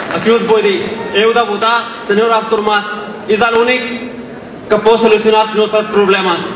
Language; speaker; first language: Catalan; non-native, fluent; Urdu